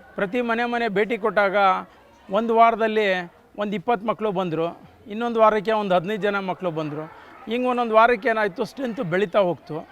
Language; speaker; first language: Kannada; non-native, local second language; Urdu